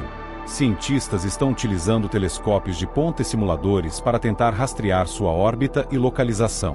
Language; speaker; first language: Portuguese; native; Portuguese